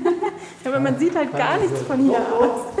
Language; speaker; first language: German; native; German